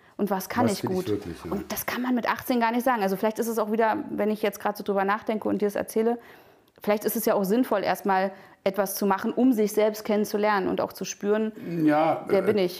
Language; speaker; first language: German; native; German